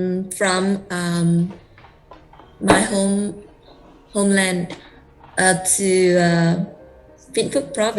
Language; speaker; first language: English; non-native, learner; Vietnamese